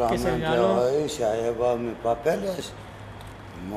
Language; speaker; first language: Spanish; non-native, learner; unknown